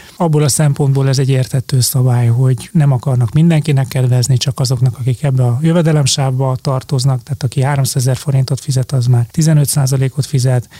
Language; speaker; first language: Hungarian; native; Hungarian